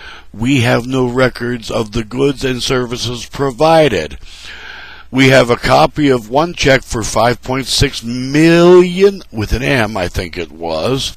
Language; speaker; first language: English; native; English